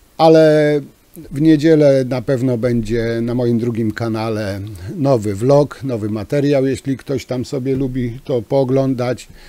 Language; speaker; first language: Polish; native; Polish